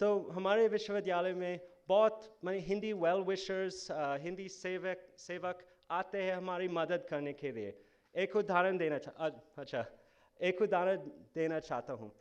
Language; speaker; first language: Hindi; non-native, fluent; English